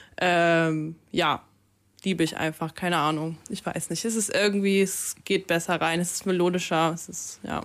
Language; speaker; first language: German; early bilingual, other home language; Russian